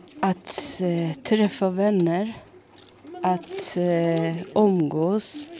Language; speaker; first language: Swedish; non-native, fluent; Persian